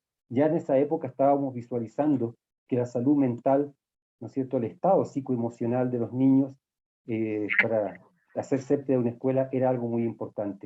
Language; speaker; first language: Spanish; native; Spanish